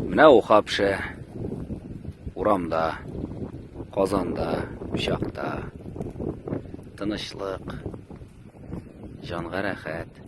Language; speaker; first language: Tatar; native; Tatar